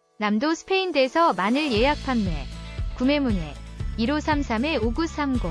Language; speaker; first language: Korean; native; Korean